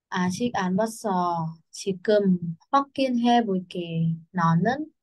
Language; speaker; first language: Korean; non-native, learner; Vietnamese